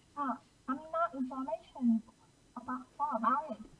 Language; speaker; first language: English; non-native, learner; Vietnamese